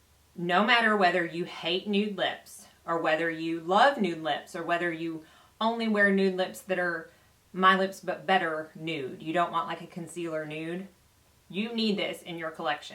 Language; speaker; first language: English; native; English